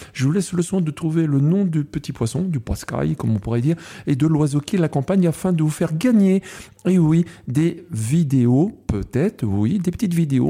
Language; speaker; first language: French; native; French